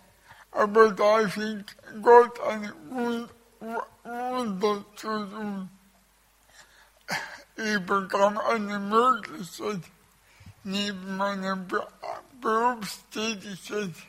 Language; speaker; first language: German; early bilingual, other home language; Russian